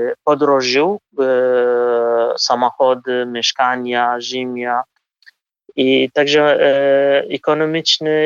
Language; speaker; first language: Polish; non-native, fluent; Kurdish